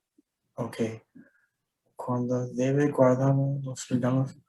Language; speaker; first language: Spanish; non-native, learner; English